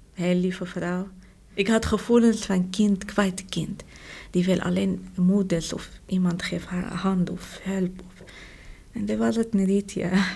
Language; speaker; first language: Dutch; non-native, learner; Arabic